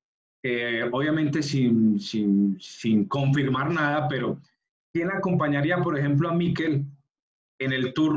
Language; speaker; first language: Spanish; native; Spanish